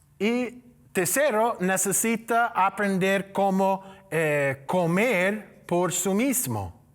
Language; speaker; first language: Spanish; non-native, learner; English